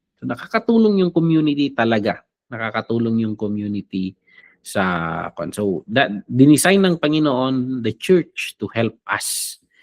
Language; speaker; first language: Filipino; non-native, local second language; Iloko